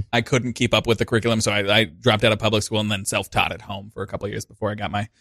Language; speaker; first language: English; native; English